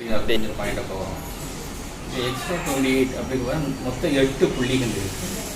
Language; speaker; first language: Tamil; native; Tamil